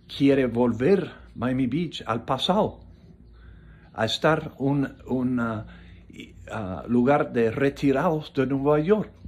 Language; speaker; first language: Spanish; non-native, fluent; English